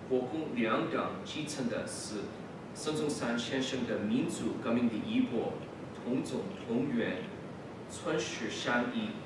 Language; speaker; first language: Chinese; early bilingual, heritage; English